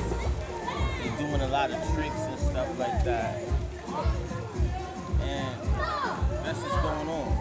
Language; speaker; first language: English; native; English